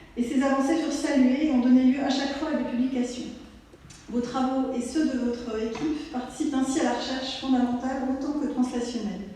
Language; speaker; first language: French; native; French